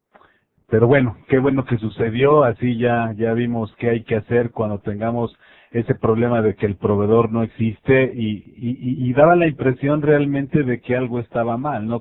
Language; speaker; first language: Spanish; native; Spanish